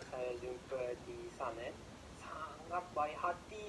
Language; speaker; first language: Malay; non-native, fluent; Japanese